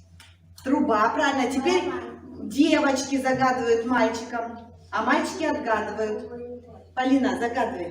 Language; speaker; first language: Russian; native; Russian